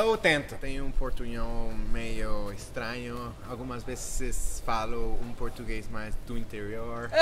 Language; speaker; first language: Portuguese; non-native, fluent; Spanish